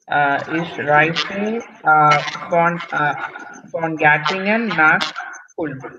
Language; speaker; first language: German; non-native, learner; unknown